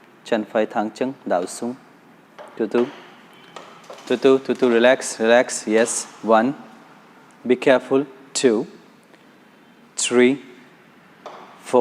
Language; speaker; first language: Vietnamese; non-native, learner; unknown